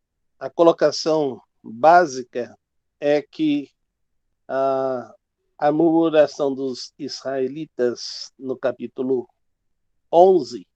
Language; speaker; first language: Portuguese; native; Portuguese